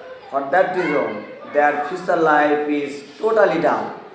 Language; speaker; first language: English; non-native, local second language; Bangla